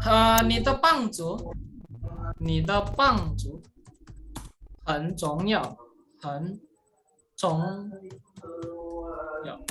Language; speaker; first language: Chinese; non-native, fluent; Indonesian